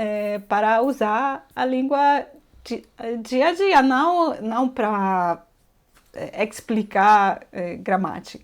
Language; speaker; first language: Portuguese; non-native, learner; Polish